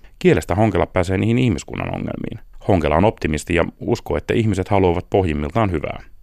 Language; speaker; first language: Finnish; native; Finnish